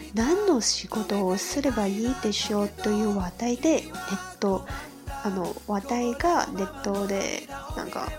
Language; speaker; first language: Japanese; non-native, fluent; Chinese